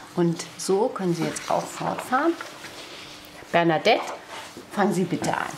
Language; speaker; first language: German; native; German